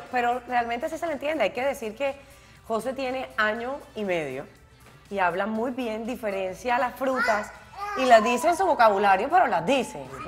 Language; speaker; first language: Spanish; native; Spanish